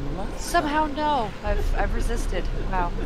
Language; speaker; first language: English; native; English